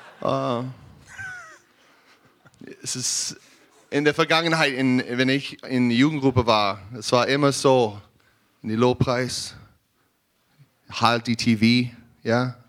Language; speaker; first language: German; non-native, learner; English